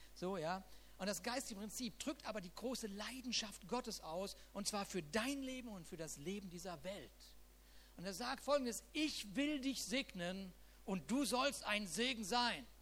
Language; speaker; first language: German; native; German